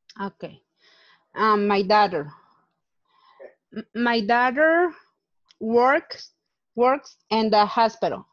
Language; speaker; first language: English; non-native, learner; Spanish